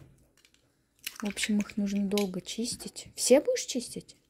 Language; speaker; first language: Russian; native; Russian